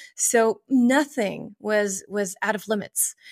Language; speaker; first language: English; non-native, fluent; French